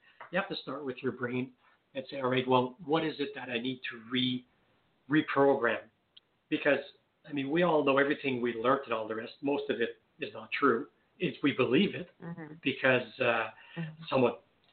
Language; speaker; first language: English; non-native, fluent; French